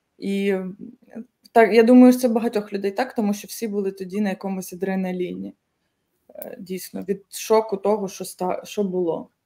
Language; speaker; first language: Ukrainian; native; Ukrainian